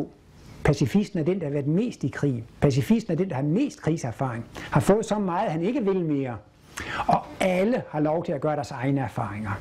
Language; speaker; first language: Danish; native; Danish